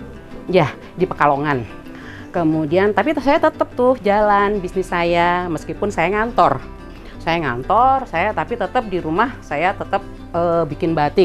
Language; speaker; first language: Indonesian; native; Indonesian